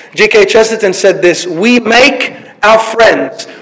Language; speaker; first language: English; early bilingual, other home language; Arabic